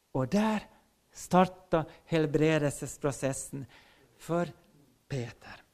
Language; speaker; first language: Norwegian; non-native, fluent; Finnish